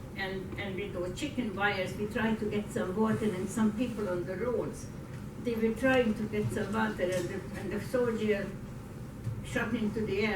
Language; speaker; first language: English; non-native, fluent; Hungarian